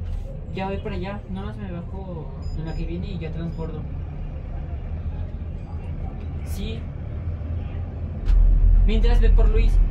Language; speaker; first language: Spanish; native; Spanish